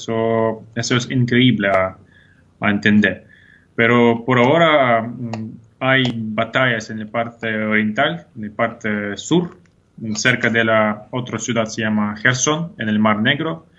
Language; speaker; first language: Spanish; non-native, fluent; Ukrainian